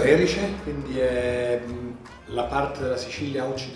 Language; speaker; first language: Italian; native; Italian